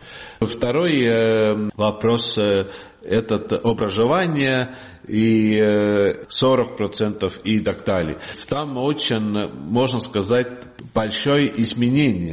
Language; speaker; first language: Russian; non-native, learner; Estonian